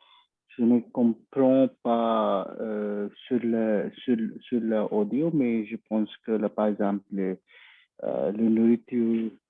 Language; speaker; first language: French; non-native, learner; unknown